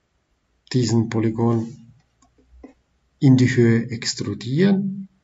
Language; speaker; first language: German; non-native, fluent; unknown